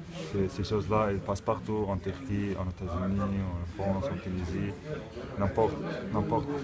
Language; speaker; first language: French; non-native, local second language; Arabic